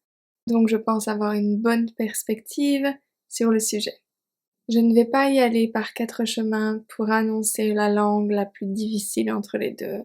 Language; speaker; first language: French; native; French